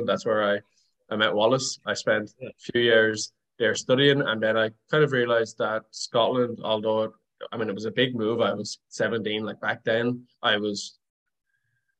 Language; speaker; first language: English; native; English